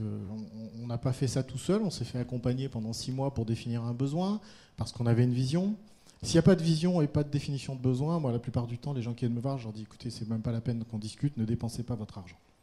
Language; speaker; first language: French; native; French